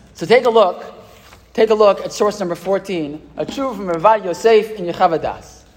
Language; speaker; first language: English; native; English